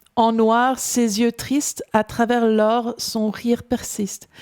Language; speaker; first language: French; non-native, fluent; English